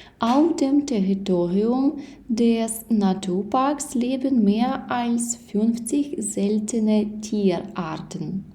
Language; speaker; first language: German; non-native, fluent; Ukrainian